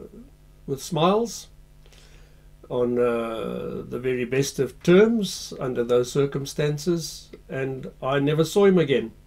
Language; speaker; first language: English; native; English